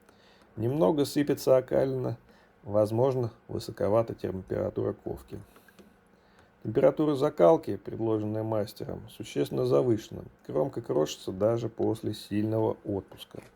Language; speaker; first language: Russian; native; Russian